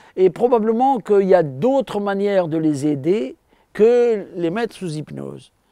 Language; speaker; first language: French; non-native, local second language; Arabic